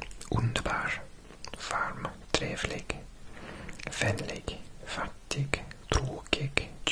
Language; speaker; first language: Swedish; non-native, learner; Welsh